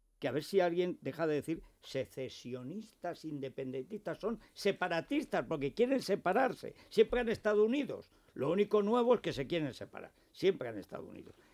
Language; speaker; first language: Spanish; native; Spanish